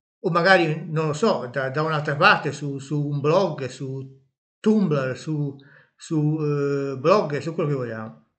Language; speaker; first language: Italian; native; Italian